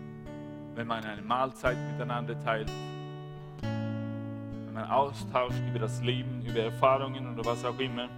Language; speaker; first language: German; non-native, fluent; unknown